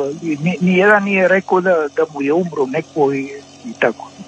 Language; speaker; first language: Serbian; early bilingual, heritage; Croatian